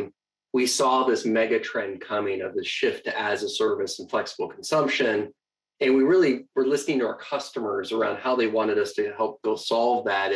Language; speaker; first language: English; native; English